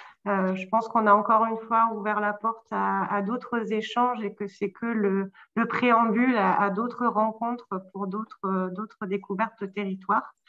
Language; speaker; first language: French; native; French